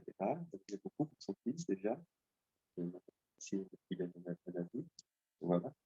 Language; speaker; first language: French; non-native, learner; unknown